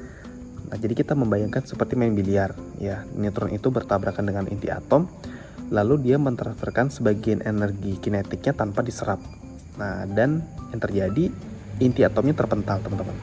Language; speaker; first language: Indonesian; native; Indonesian